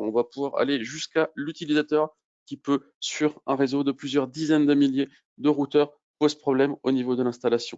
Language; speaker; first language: French; native; French